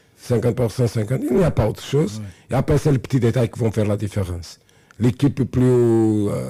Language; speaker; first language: French; non-native, fluent; Portuguese